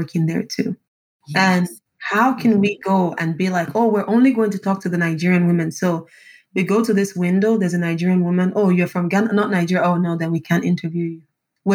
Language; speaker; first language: English; non-native, local second language; Yoruba